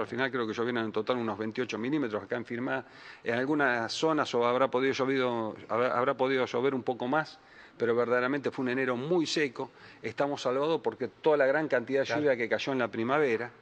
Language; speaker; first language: Spanish; native; Spanish